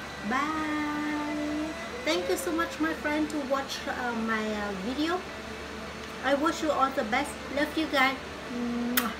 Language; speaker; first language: English; non-native, fluent; Vietnamese